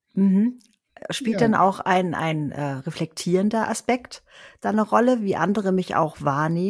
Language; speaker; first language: German; native; German